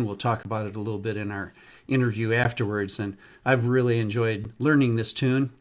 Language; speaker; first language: English; native; English